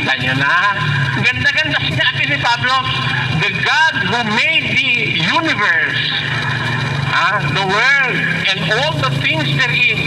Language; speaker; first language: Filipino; native; Filipino